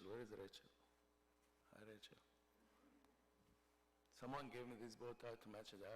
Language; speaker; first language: English; non-native, fluent; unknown